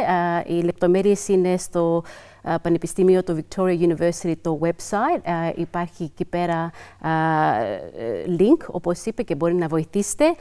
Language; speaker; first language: Greek; early bilingual, other home language; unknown